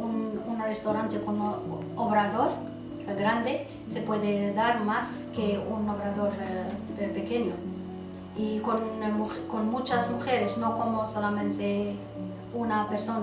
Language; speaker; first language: Spanish; non-native, local second language; Arabic